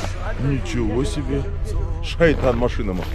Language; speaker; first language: Russian; native; Russian